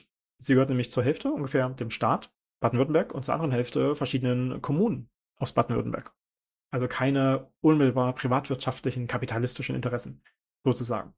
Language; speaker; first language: German; native; German